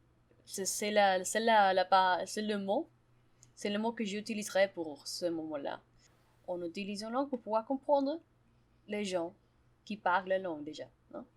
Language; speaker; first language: French; non-native, fluent; Spanish